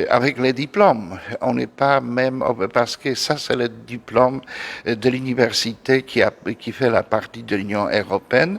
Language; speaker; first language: French; non-native, fluent; Polish